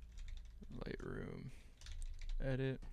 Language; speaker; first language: English; native; English